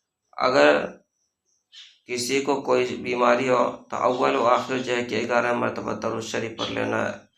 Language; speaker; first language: Urdu; native; Urdu